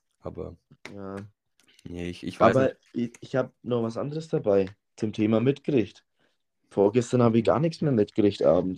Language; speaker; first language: German; native; German